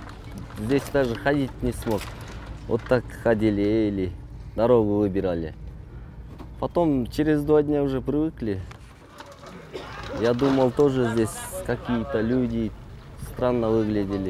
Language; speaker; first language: Russian; non-native, local second language; Kyrgyz